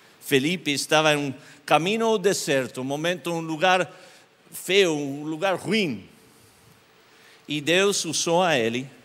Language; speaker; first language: Portuguese; non-native, learner; English